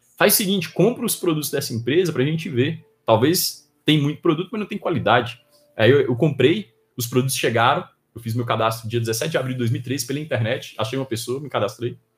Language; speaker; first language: Portuguese; native; Portuguese